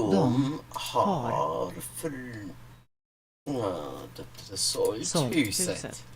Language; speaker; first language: Swedish; non-native, learner; English